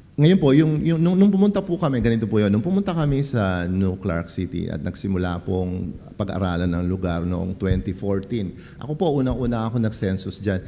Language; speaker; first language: Filipino; non-native, local second language; Pampanga